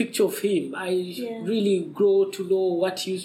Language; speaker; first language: English; non-native, local second language; Ganda